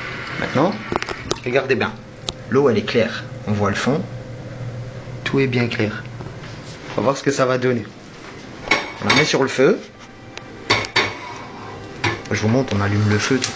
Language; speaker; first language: French; native; French